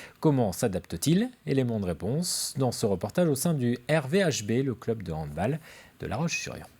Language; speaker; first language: French; native; French